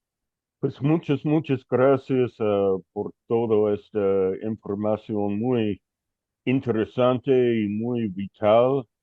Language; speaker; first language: Spanish; non-native, fluent; English